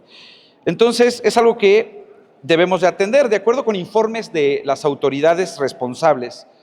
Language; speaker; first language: Spanish; native; Spanish